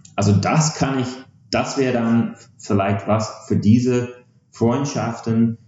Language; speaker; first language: German; non-native, fluent; English